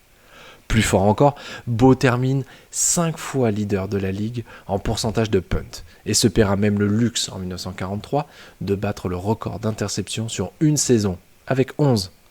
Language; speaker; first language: French; native; French